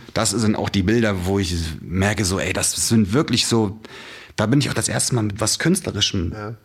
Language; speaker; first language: German; native; German